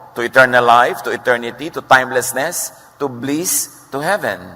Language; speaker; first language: English; non-native, local second language; Filipino